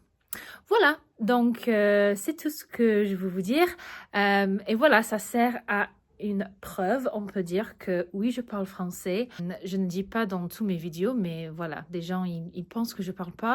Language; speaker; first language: French; early bilingual, other home language; English